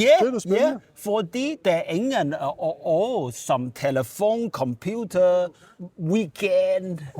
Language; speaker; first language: Danish; non-native, learner; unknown